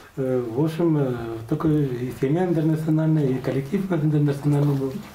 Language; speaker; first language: Russian; non-native, local second language; Buriat